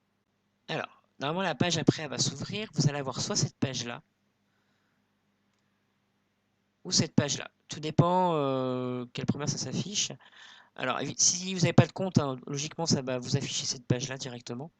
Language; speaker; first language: French; native; French